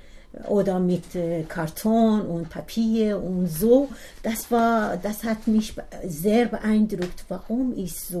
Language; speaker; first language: German; non-native, learner; Persian